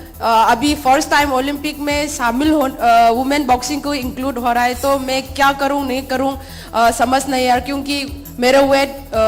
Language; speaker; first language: Hindi; non-native, local second language; Manipuri